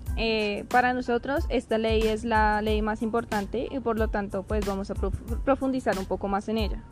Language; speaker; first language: Spanish; native; Spanish